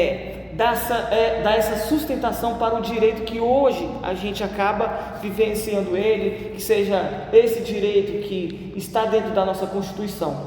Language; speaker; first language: Portuguese; native; Portuguese